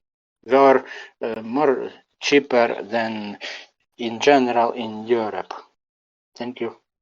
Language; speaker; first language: English; non-native, learner; Ukrainian